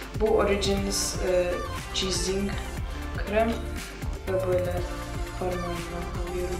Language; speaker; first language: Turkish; non-native, fluent; Russian